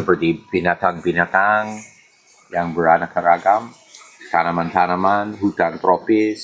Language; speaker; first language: Indonesian; non-native, fluent; English